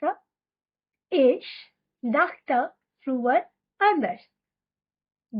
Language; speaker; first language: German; non-native, fluent; Hindi